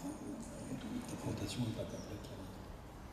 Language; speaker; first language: French; native; French